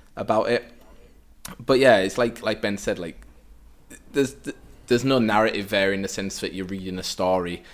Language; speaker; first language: English; native; English